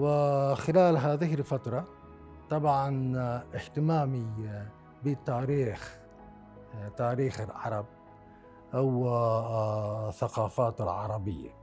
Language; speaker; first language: Arabic; non-native, fluent; Japanese